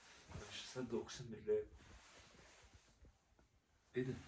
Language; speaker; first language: English; non-native, learner; Arabic